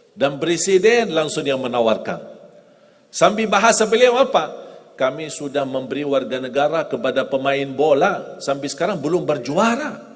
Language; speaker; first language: Indonesian; non-native, fluent; Arabic